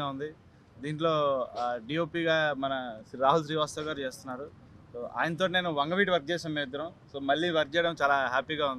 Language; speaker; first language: Telugu; native; Telugu